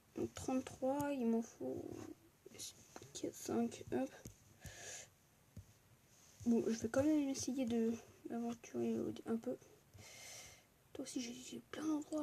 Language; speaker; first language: French; native; French